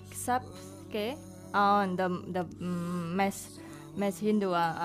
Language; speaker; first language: Catalan; non-native, learner; Indonesian